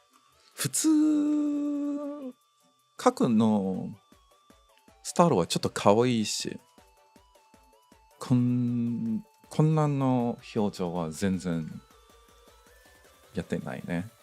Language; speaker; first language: Japanese; non-native, learner; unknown